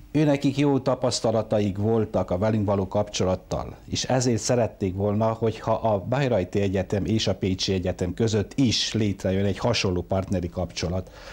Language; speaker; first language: Hungarian; native; Hungarian